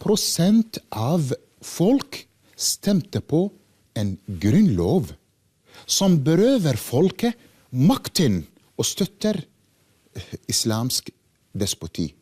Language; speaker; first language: Norwegian; non-native, fluent; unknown